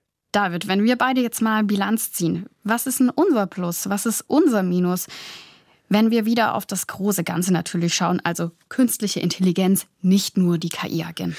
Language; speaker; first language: German; native; German